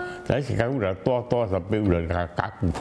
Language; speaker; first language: Indonesian; non-native, local second language; Min Nan Chinese